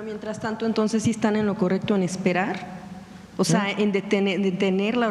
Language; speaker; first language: Spanish; native; Spanish